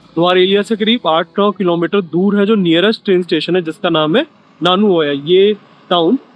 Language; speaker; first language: Hindi; native; Hindi